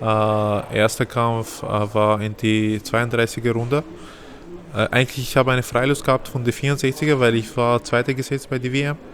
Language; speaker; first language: German; non-native, fluent; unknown